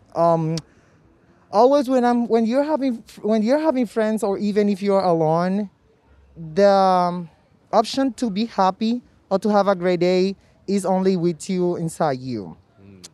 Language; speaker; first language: English; non-native, learner; Spanish